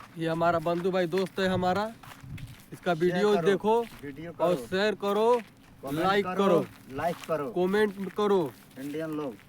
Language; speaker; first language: Hindi; non-native, learner; Bangla